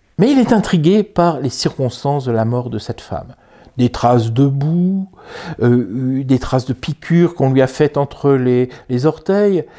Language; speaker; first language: French; native; French